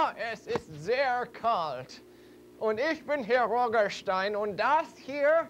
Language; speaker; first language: German; non-native, learner; English